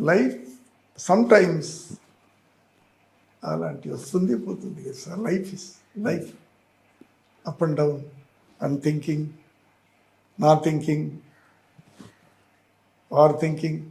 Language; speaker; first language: Telugu; non-native, learner; Tamil